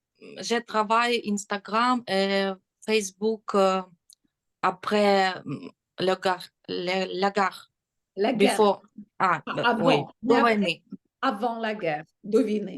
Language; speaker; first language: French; non-native, learner; Ukrainian